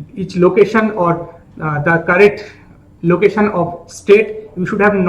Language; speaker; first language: English; non-native, local second language; Bangla